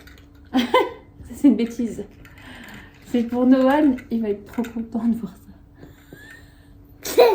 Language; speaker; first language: French; native; French